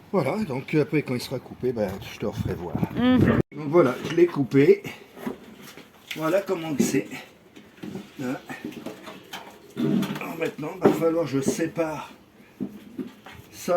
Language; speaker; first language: French; native; French